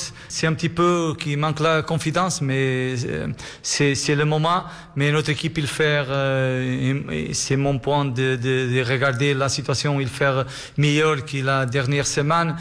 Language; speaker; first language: French; non-native, learner; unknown